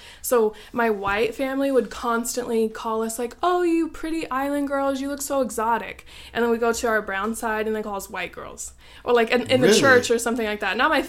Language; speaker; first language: English; native; English